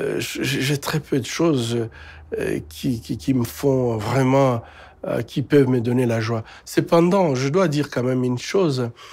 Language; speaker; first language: French; non-native, local second language; Swahili